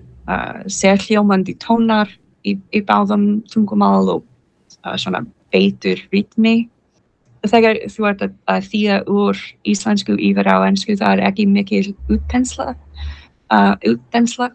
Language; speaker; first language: Icelandic; non-native, learner; English